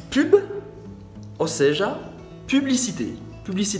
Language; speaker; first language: Portuguese; non-native, fluent; French